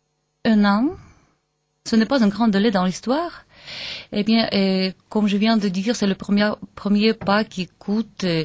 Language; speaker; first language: French; non-native, learner; Latvian